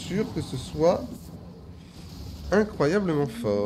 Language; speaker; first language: French; native; French